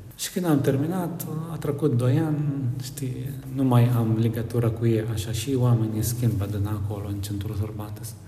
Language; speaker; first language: Romanian; non-native, learner; Arabic